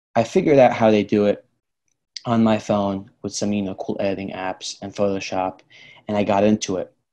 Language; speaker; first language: English; early bilingual, other home language; Arabic